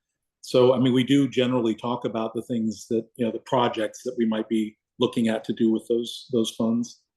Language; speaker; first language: English; native; English